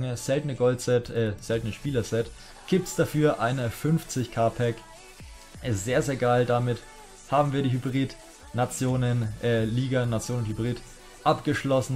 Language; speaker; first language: German; native; German